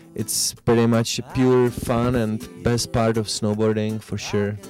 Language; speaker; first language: English; non-native, fluent; Czech